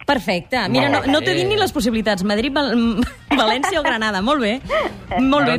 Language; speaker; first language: Catalan; native; Catalan